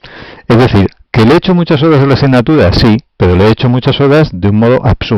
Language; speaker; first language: Spanish; native; Spanish